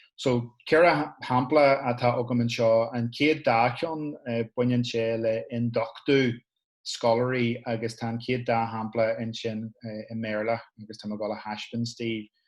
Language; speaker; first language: Irish; non-native, local second language; English